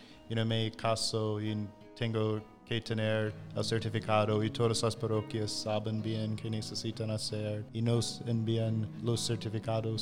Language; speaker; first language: Spanish; non-native, fluent; English